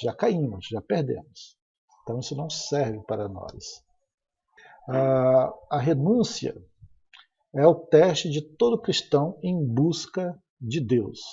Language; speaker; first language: Portuguese; native; Portuguese